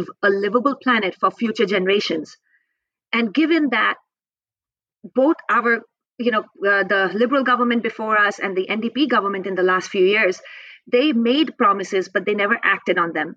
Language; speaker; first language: English; non-native, local second language; Hindi